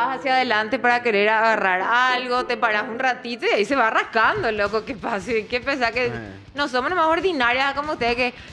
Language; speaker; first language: Spanish; native; Spanish